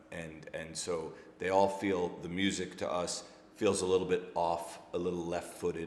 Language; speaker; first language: English; native; English